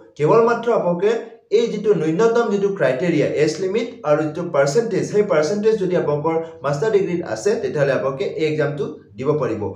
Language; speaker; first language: Assamese; non-native, local second language; Karbi